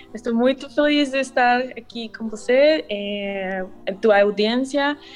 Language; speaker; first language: Portuguese; non-native, learner; Spanish